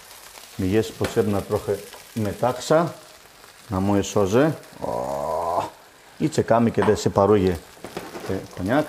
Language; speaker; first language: Polish; non-native, fluent; Greek